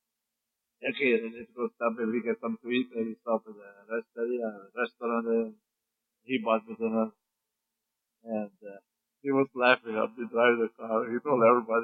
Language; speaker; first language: English; non-native, fluent; Croatian